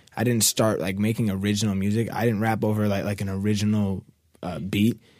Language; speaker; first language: English; native; English